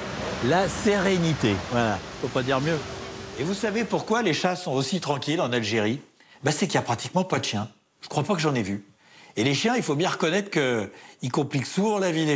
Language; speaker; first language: French; native; French